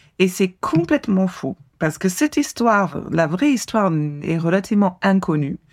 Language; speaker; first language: French; non-native, fluent; English